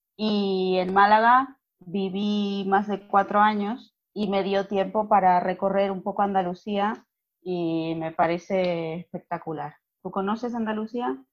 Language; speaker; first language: Spanish; native; Spanish